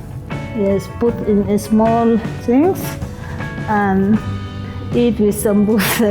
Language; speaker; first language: English; non-native, learner; Arabic